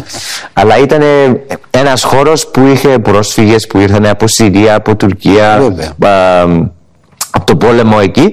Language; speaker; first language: Greek; early bilingual, heritage; English